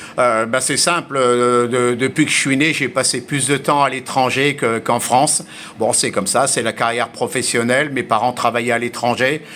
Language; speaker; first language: French; early bilingual, heritage; French